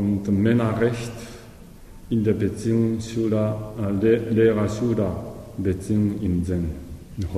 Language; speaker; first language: German; non-native, learner; Japanese